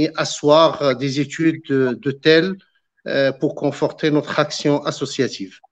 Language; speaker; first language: French; non-native, local second language; Arabic